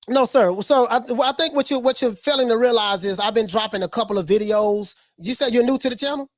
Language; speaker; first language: English; native; English